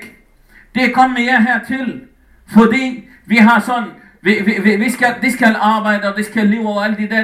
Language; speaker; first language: Danish; non-native, fluent; Arabic